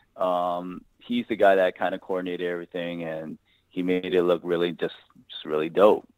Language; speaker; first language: English; native; English